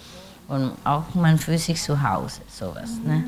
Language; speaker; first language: German; non-native, learner; Vietnamese